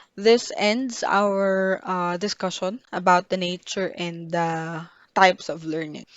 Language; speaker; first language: English; non-native, local second language; Filipino